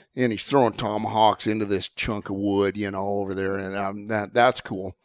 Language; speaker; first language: English; native; English